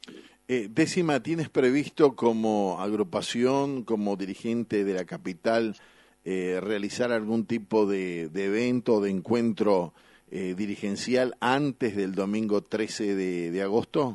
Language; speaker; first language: Spanish; native; Spanish